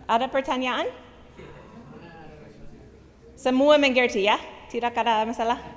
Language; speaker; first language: Indonesian; non-native, learner; English